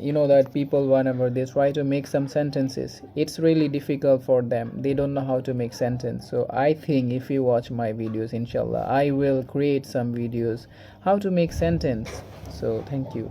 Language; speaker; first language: English; non-native, local second language; Bangla